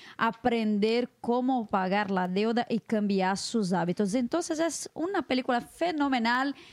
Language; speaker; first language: Spanish; non-native, fluent; Portuguese